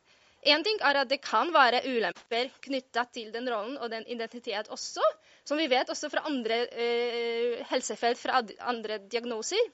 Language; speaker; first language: Norwegian; non-native, fluent; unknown